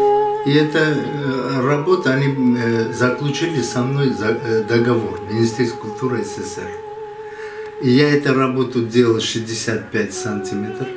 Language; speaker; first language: Russian; non-native, local second language; Armenian